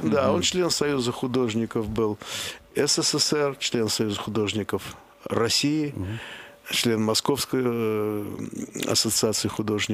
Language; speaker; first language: Russian; non-native, local second language; Azerbaijani